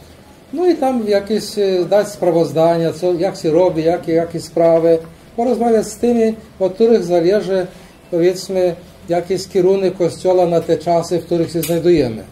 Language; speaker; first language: Polish; early bilingual, heritage; Polish